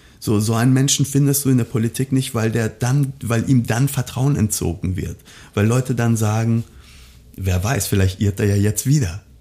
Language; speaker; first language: German; early bilingual, other home language; Persian